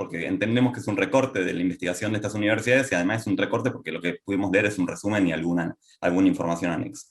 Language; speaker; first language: Spanish; native; Spanish